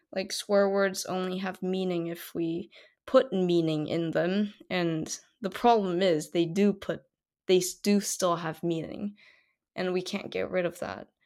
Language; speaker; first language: English; non-native, fluent; Korean